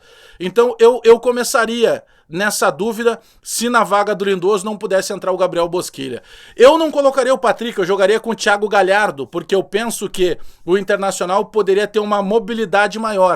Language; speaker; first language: Portuguese; native; Portuguese